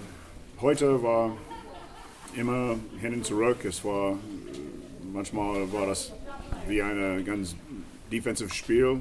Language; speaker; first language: German; non-native, fluent; English